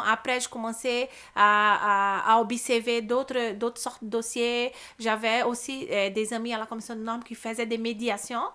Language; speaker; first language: French; non-native, learner; Portuguese